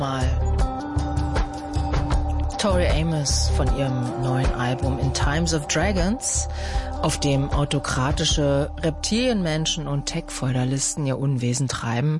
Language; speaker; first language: German; native; German